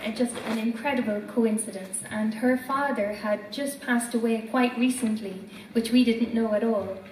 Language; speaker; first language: English; native; English